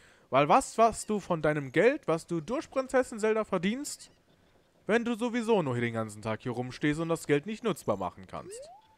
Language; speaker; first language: German; native; German